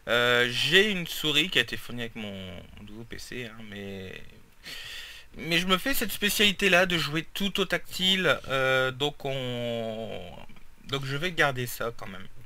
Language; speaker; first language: French; native; French